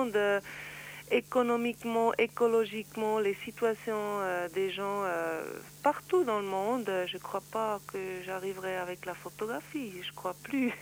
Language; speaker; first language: French; non-native, learner; Swiss German